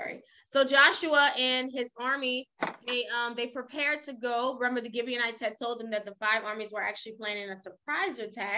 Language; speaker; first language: English; native; English